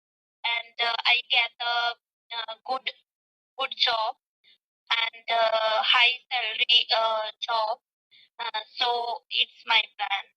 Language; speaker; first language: English; non-native, learner; Punjabi